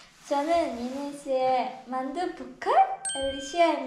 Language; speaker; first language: Korean; non-native, learner; Filipino